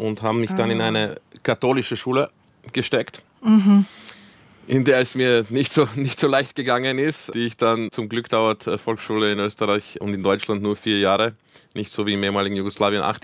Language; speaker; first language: German; early bilingual, other home language; Croatian